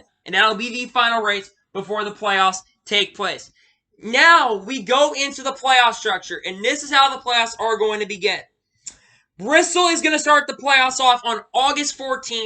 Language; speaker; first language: English; native; English